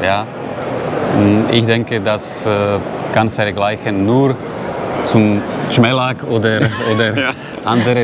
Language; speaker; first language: German; non-native, learner; Slovak